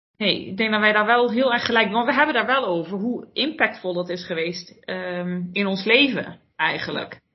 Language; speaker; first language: Dutch; early bilingual, heritage; Dutch